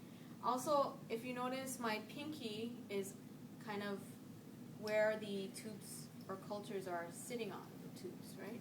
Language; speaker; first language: English; native; English